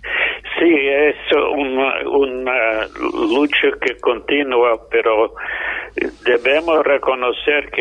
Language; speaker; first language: Spanish; non-native, fluent; English